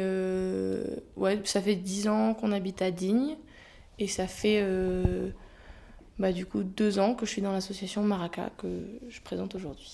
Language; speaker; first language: French; native; French